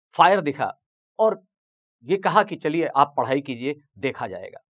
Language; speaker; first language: Hindi; native; Hindi